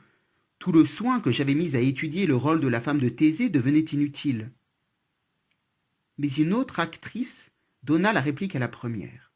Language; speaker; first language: French; native; French